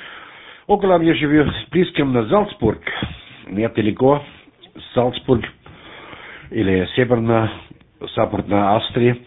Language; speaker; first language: Russian; non-native, learner; German